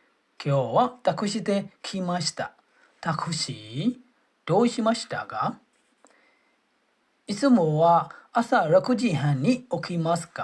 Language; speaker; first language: Japanese; non-native, fluent; Burmese